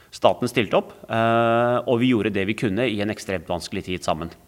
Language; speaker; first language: Norwegian; native; Norwegian